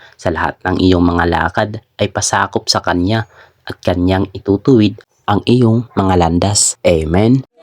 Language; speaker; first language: Filipino; non-native, local second language; Waray